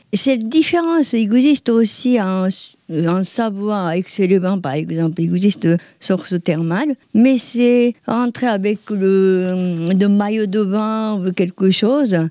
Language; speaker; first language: French; non-native, learner; Japanese